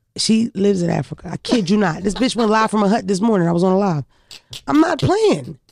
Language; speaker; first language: English; early bilingual, other home language; Yoruba